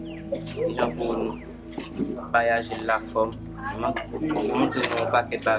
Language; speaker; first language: French; non-native, local second language; Haitian Creole